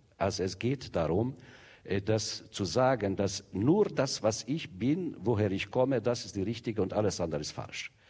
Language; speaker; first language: German; non-native, fluent; Hungarian